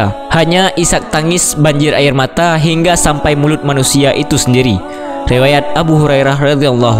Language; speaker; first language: Indonesian; native; Indonesian